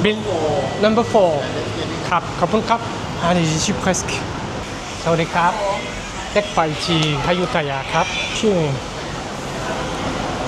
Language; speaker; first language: Thai; non-native, learner; French